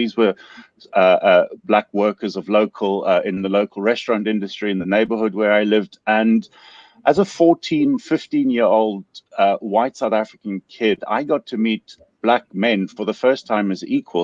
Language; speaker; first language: English; native; English